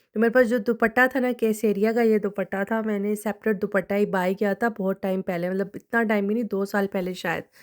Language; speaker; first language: Urdu; non-native, local second language; Punjabi